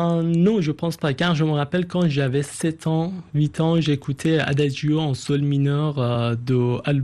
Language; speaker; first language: French; non-native, fluent; Persian